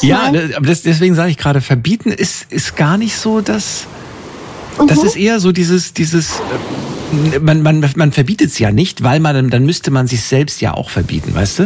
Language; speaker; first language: German; native; German